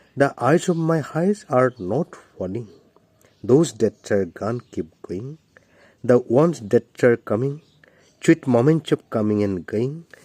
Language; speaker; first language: English; non-native, local second language; Assamese